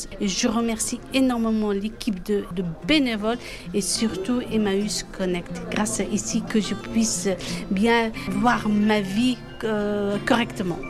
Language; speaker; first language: French; non-native, fluent; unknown